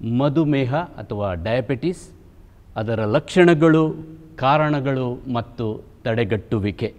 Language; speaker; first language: Kannada; non-native, local second language; Konkani